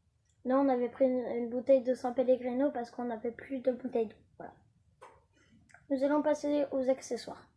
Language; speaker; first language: French; native; French